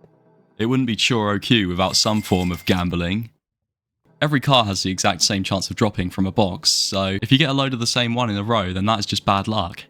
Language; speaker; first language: English; native; English